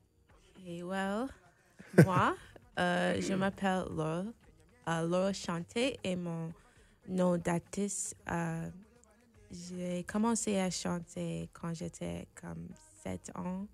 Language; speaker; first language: French; non-native, fluent; English